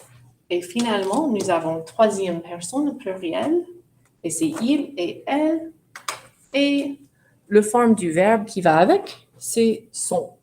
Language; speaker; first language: French; non-native, fluent; English